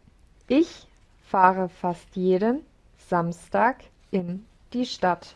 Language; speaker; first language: German; non-native, learner; English